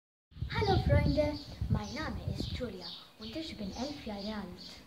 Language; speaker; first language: German; non-native, learner; Maltese